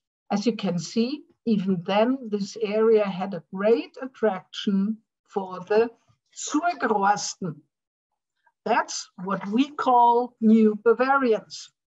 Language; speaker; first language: English; non-native, fluent; German